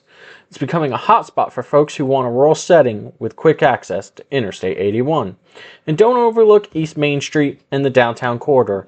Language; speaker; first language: English; native; English